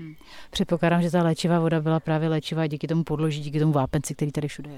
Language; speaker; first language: Czech; native; Czech